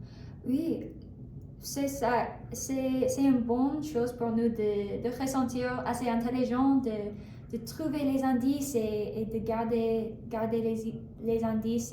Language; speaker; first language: French; non-native, learner; English